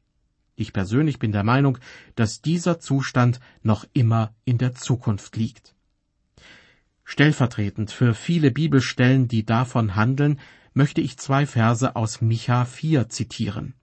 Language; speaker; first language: German; native; German